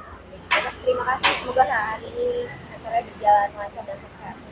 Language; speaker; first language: Indonesian; native; Indonesian